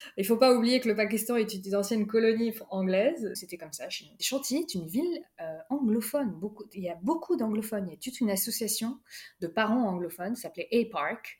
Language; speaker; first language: French; early bilingual, other home language; Urdu